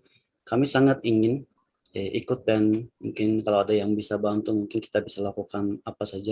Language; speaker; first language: Indonesian; non-native, learner; Turkish